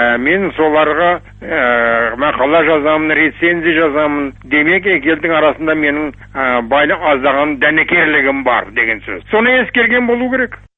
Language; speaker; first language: Kazakh; non-native, local second language; German